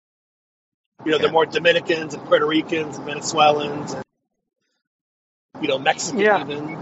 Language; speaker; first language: English; early bilingual, other home language; Spanish